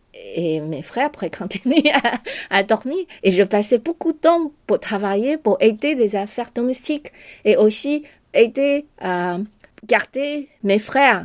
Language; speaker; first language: French; non-native, fluent; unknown